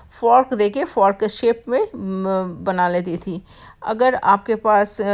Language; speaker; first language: Hindi; non-native, local second language; Bangla